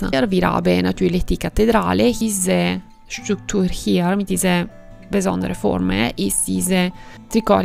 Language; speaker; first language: German; non-native, fluent; Italian